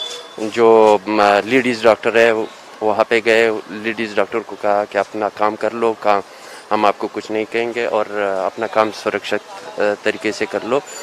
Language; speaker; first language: Hindi; non-native, fluent; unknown